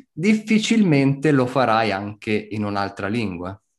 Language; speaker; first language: Italian; native; Italian